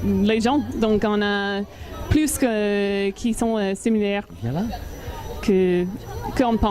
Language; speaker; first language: French; non-native, learner; English